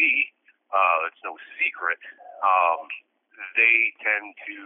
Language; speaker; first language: English; native; English